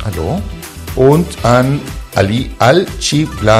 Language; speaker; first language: German; non-native, fluent; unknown